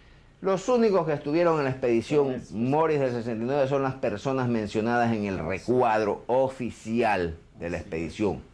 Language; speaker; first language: Spanish; native; Spanish